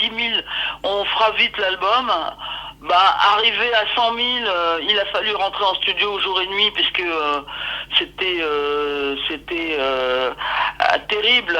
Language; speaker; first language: French; native; French